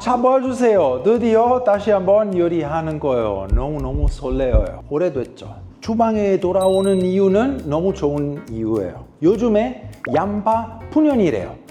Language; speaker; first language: Korean; non-native, fluent; Italian